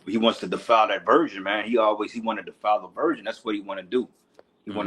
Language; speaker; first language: English; native; English